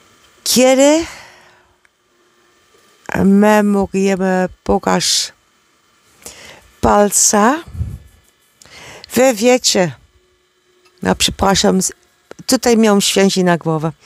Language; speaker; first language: Polish; non-native, learner; Dutch